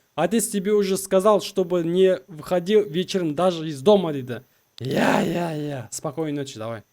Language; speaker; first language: Russian; non-native, local second language; Kazakh